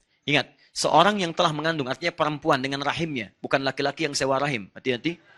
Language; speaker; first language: Indonesian; non-native, fluent; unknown